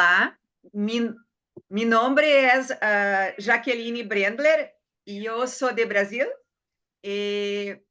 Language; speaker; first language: Spanish; non-native, learner; Portuguese